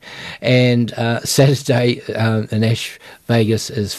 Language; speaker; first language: English; native; English